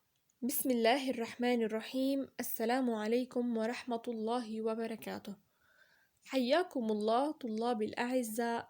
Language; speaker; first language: Arabic; native; Arabic